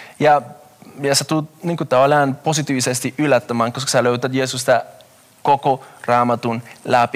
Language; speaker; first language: Finnish; non-native, fluent; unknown